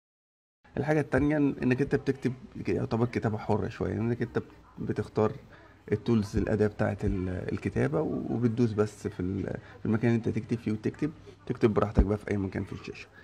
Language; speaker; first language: Arabic; native; Arabic